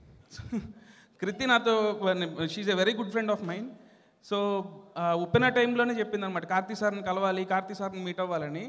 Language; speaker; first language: Telugu; native; Telugu